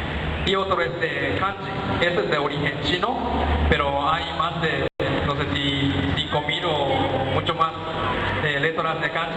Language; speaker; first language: Spanish; non-native, learner; Japanese